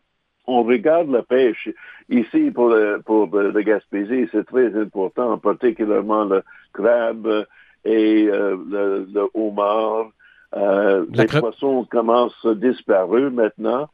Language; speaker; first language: French; non-native, local second language; English